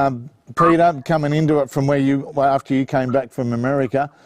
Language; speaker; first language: English; native; English